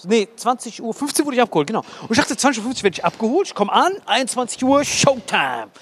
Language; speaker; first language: German; early bilingual, other home language; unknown